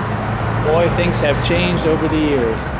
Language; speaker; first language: English; native; English